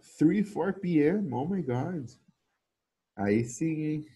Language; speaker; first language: English; non-native, fluent; Portuguese